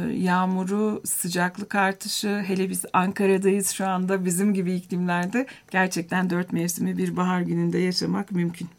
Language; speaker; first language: Turkish; native; Turkish